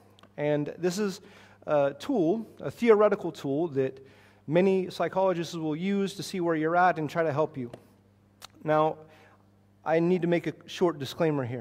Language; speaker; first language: English; native; English